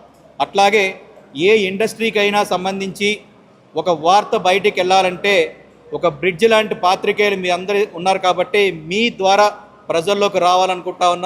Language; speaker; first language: Telugu; native; Telugu